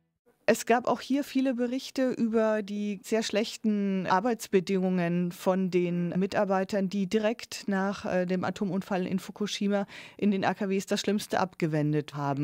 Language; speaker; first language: German; native; German